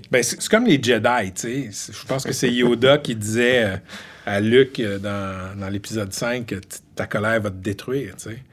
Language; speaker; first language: French; native; French